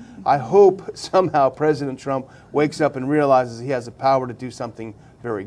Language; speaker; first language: English; native; English